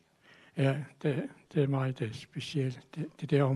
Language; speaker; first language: Danish; non-native, local second language; Kalaallisut